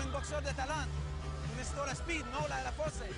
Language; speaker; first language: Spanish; non-native, learner; French